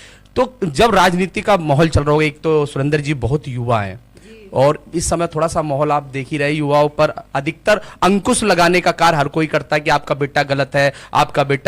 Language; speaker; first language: Hindi; native; Hindi